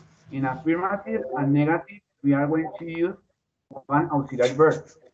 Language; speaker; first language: English; non-native, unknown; Spanish